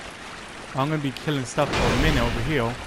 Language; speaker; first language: English; native; English